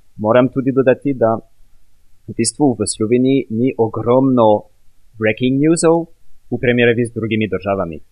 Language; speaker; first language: Slovenian; non-native, fluent; French